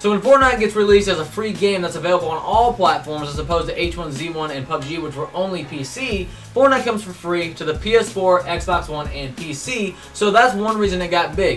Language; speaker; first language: English; native; English